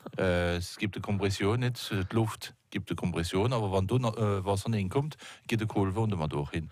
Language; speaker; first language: German; non-native, local second language; French